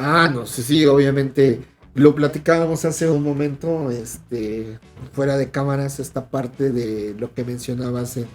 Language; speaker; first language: Spanish; native; Spanish